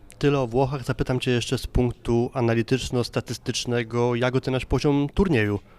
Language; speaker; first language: Polish; native; Polish